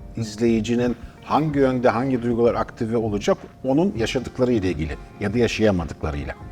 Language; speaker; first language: Turkish; native; Turkish